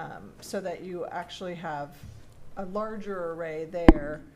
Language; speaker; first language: English; native; English